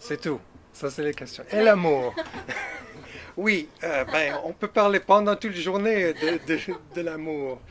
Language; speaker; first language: French; non-native, fluent; English